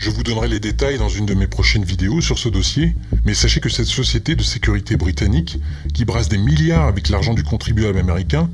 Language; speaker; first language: French; native; French